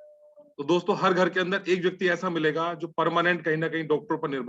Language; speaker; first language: Hindi; native; Hindi